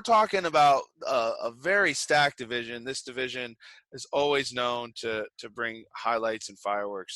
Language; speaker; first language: English; native; English